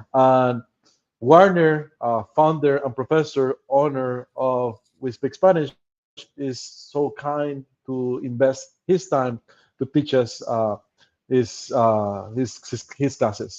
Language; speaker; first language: English; non-native, fluent; Spanish